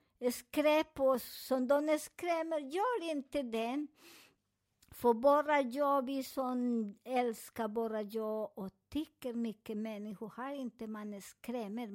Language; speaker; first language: Swedish; non-native, fluent; Spanish